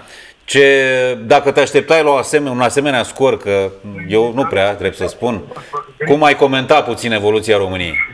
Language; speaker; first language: Romanian; native; Romanian